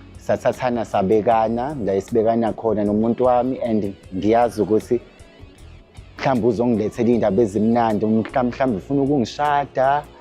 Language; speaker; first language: Zulu; native; Zulu